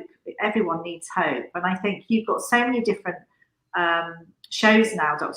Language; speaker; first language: English; native; English